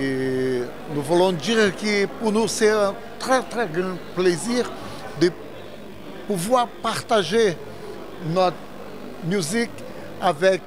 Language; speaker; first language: French; non-native, learner; Portuguese